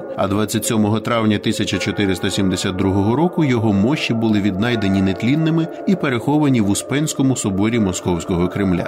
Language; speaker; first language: Ukrainian; native; Ukrainian